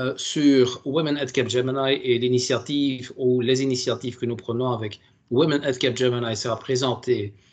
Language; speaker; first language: French; non-native, local second language; Dutch